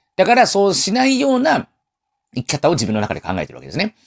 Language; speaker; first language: Japanese; non-native, fluent; Chinese